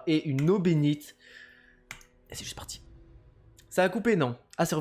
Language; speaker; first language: French; native; French